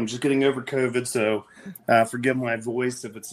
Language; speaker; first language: English; native; English